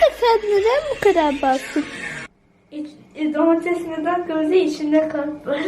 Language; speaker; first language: Turkish; early bilingual, heritage; Turkish